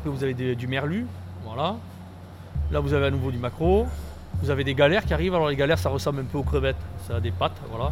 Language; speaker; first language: French; native; French